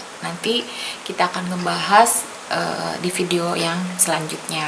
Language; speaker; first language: Indonesian; native; Indonesian